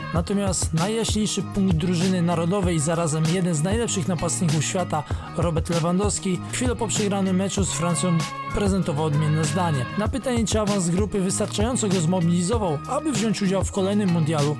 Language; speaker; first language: Polish; native; Polish